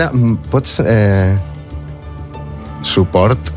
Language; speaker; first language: Catalan; non-native, learner; Spanish